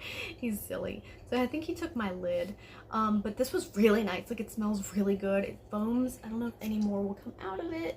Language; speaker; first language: English; native; English